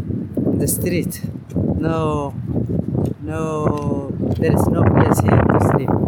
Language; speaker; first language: English; non-native, learner; Arabic